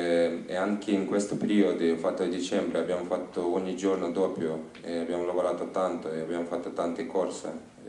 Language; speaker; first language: Italian; non-native, learner; Ukrainian